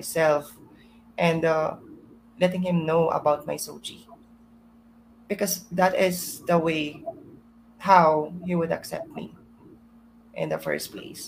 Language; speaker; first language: English; non-native, local second language; Iloko